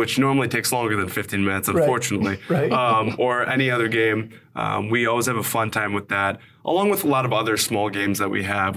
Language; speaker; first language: English; native; English